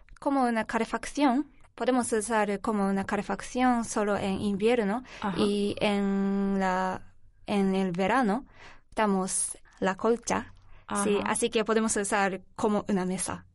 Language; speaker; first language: Spanish; non-native, learner; Japanese